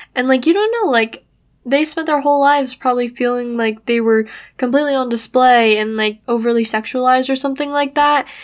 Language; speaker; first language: English; native; English